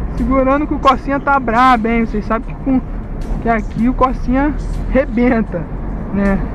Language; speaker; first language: Portuguese; native; Portuguese